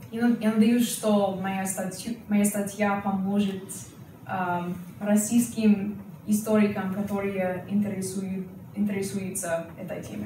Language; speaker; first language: Russian; non-native, fluent; English